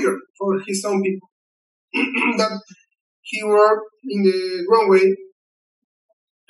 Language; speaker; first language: English; non-native, learner; Spanish